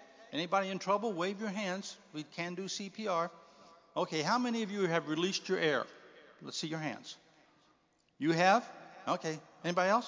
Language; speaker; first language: English; native; English